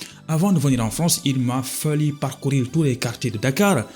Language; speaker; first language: French; non-native, local second language; Wolof